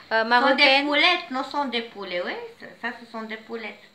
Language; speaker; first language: French; non-native, fluent; Arabic